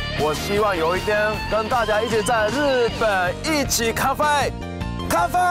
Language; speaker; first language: Chinese; non-native, fluent; Japanese